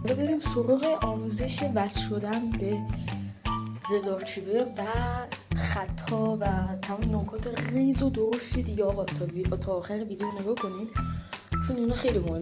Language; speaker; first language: Persian; native; Persian